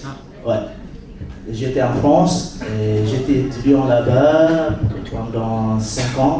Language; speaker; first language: French; non-native, fluent; Indonesian